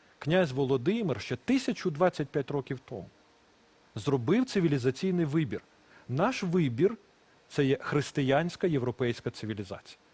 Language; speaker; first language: Ukrainian; non-native, local second language; Russian